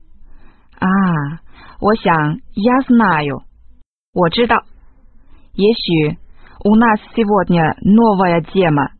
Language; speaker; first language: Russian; non-native, fluent; Chinese